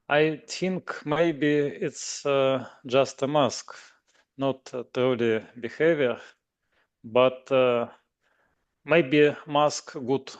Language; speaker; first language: English; non-native, learner; Russian